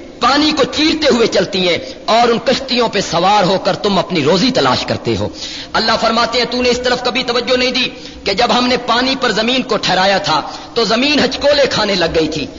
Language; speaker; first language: Urdu; non-native, local second language; Punjabi